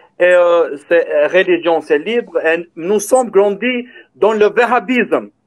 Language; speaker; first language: French; non-native, learner; Albanian